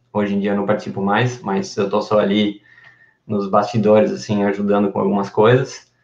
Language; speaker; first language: Portuguese; non-native, fluent; Spanish